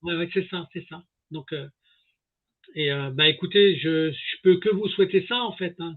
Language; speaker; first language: French; native; French